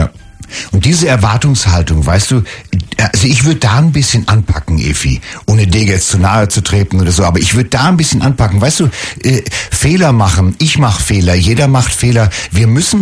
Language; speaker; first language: German; native; German